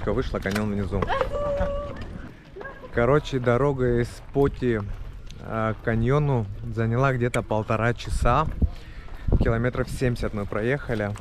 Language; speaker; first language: Russian; native; Russian